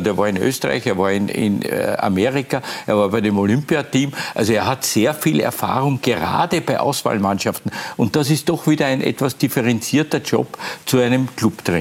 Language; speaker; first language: German; native; German